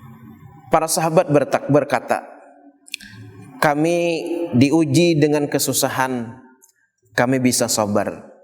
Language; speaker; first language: Indonesian; non-native, local second language; Banjar